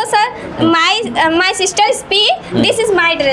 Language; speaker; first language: English; non-native, learner; Hindi